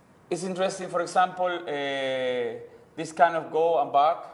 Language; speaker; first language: English; non-native, learner; Spanish